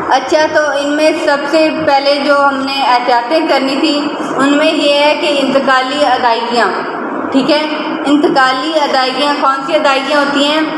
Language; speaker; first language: Urdu; non-native, local second language; Punjabi